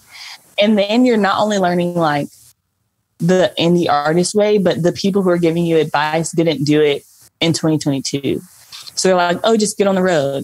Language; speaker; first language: English; native; English